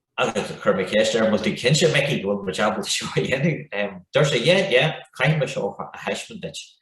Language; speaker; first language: Irish; non-native, local second language; English